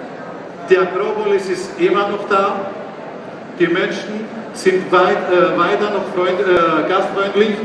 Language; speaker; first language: German; non-native, fluent; Greek